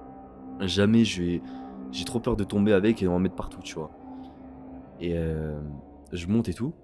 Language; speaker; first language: French; native; French